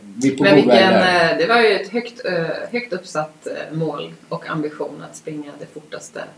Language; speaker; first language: Swedish; native; Swedish